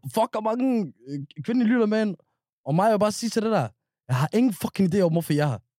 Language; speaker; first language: Danish; early bilingual, other home language; Somali